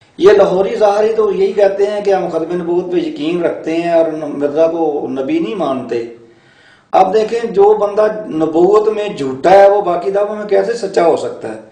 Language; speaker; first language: Urdu; non-native, local second language; Punjabi